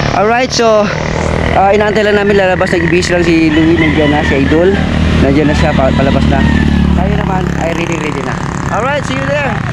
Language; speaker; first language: Filipino; native; Filipino